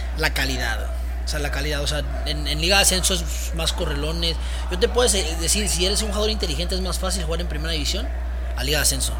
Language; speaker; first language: Spanish; early bilingual, heritage; Spanish